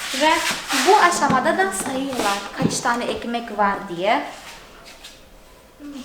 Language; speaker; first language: Turkish; non-native, fluent; Portuguese